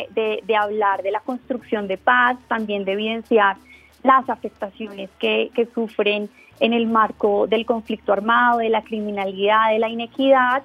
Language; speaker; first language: Spanish; native; Spanish